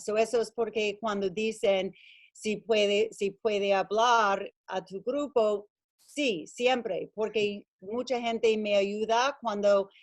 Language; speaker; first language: Spanish; non-native, learner; English